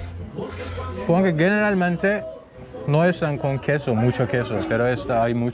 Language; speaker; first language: Spanish; non-native, learner; Turkish